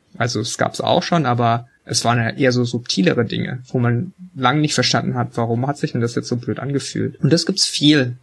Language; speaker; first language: German; early bilingual, other home language; Korean